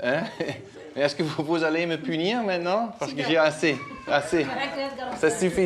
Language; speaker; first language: French; non-native, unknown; Dutch